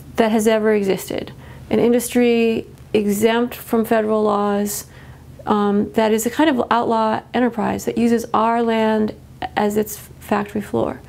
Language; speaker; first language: English; native; English